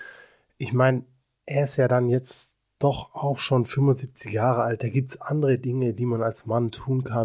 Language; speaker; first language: German; native; German